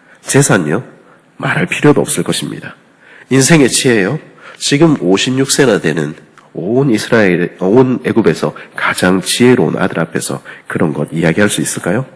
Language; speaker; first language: Korean; native; Korean